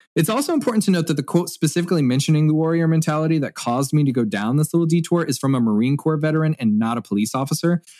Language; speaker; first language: English; native; English